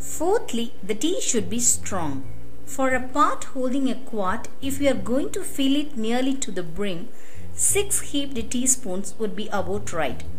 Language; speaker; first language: English; non-native, local second language; Tamil